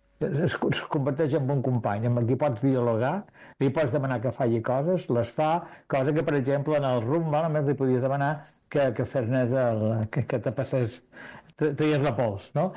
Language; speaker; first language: Catalan; native; Catalan